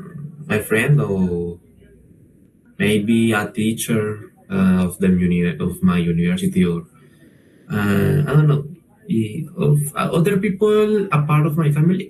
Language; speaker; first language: English; non-native, learner; Spanish